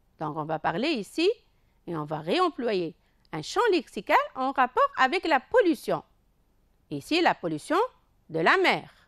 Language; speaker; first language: French; non-native, local second language; Arabic